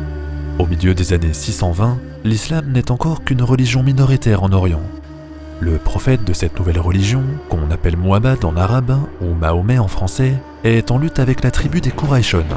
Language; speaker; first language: French; native; French